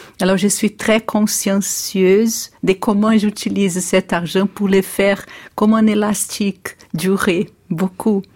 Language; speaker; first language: French; non-native, fluent; Portuguese